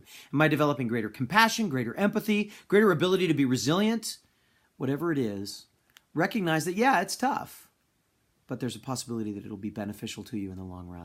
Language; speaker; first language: English; native; English